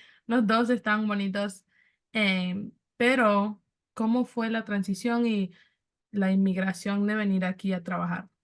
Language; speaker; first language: Spanish; early bilingual, other home language; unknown